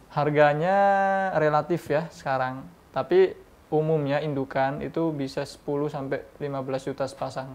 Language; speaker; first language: Indonesian; native; Indonesian